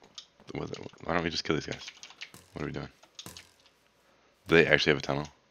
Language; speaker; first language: English; native; English